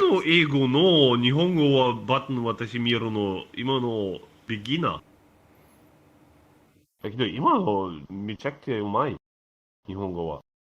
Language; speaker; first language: Japanese; non-native, learner; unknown